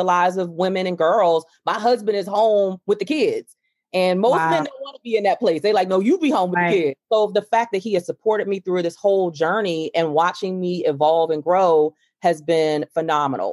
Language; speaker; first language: English; native; English